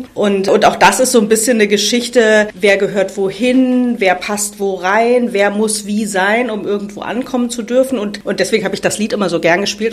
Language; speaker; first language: German; native; German